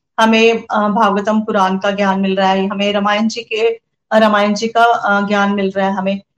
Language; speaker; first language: Hindi; non-native, local second language; Punjabi